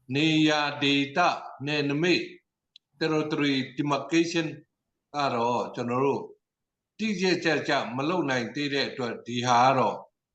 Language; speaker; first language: Burmese; non-native, local second language; Tedim Chin